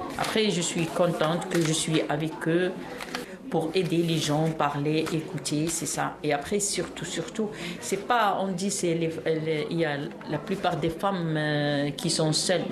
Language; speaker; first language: French; non-native, local second language; Arabic